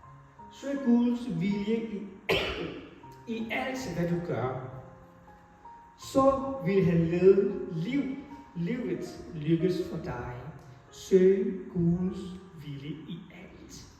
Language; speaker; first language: Danish; non-native, fluent; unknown